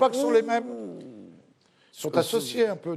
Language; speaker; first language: French; native; French